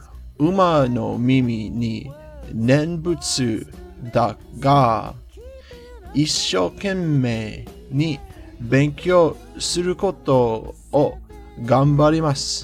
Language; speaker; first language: Japanese; non-native, learner; English